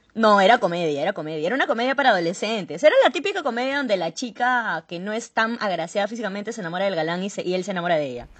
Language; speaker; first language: Spanish; native; Spanish